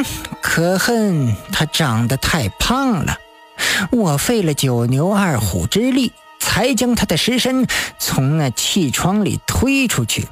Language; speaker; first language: Chinese; native; Chinese